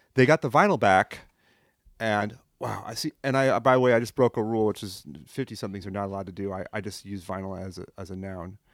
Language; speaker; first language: English; non-native, fluent; French